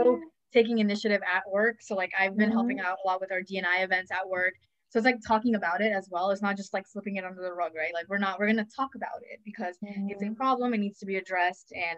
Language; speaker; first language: English; native; English